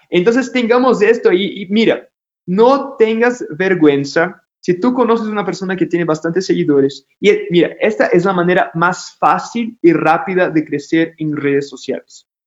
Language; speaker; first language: Spanish; non-native, fluent; Portuguese